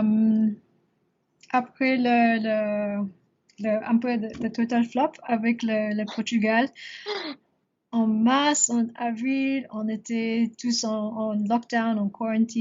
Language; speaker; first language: French; non-native, learner; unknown